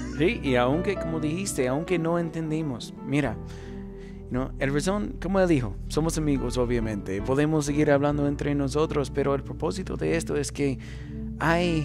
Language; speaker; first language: Spanish; non-native, fluent; English